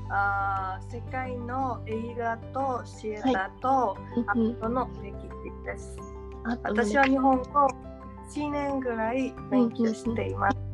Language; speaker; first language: Japanese; non-native, learner; Georgian